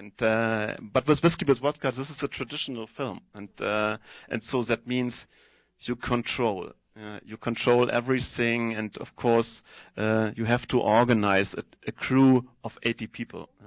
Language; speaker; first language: English; non-native, fluent; German